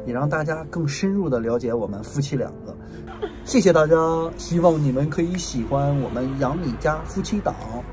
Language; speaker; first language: Chinese; native; Chinese